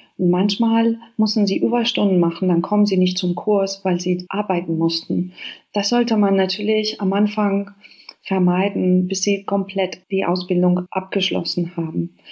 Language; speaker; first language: German; non-native, fluent; Spanish